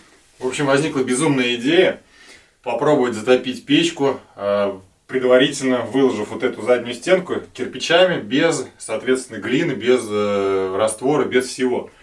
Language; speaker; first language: Russian; native; Russian